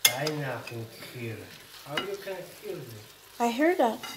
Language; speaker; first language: English; non-native, learner; Indonesian